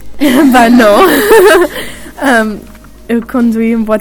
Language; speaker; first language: French; non-native, learner; English